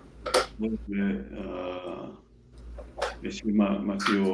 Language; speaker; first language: French; non-native, learner; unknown